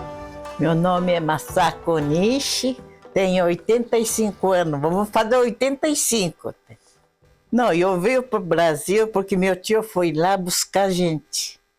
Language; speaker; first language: Portuguese; non-native, fluent; Japanese